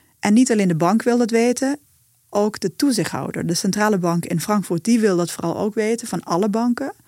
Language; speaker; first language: Dutch; native; Dutch